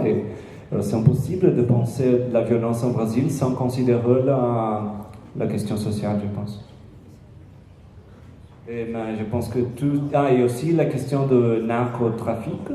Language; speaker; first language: French; non-native, learner; Portuguese